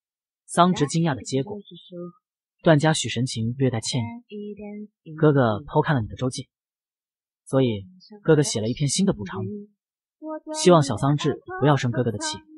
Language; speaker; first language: Chinese; native; Chinese